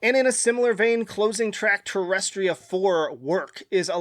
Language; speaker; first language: English; native; English